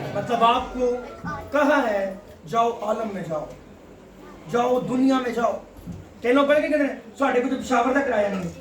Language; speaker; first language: Urdu; non-native, local second language; Punjabi